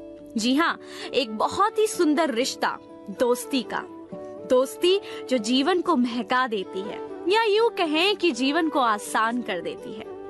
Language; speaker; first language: Hindi; native; Hindi